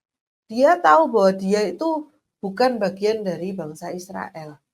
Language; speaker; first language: Indonesian; native; Indonesian